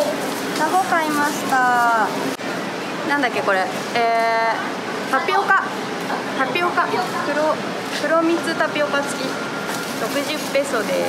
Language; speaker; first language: Japanese; native; Japanese